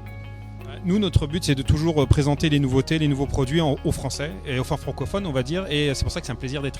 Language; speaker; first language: French; native; French